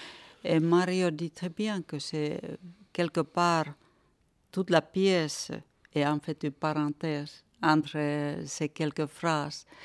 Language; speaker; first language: French; non-native, fluent; Finnish